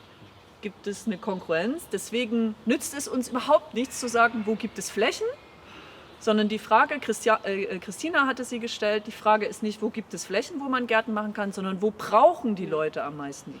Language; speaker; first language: German; native; German